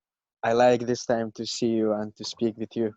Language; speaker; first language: English; non-native, learner; Kurdish